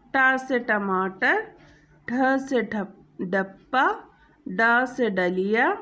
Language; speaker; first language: Hindi; non-native, local second language; Malayalam